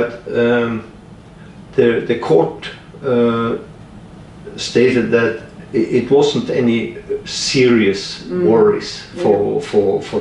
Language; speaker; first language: English; non-native, fluent; Norwegian